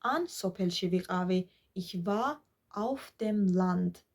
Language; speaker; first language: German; non-native, fluent; Georgian